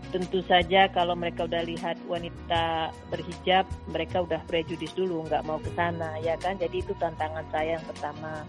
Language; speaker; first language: Indonesian; native; Indonesian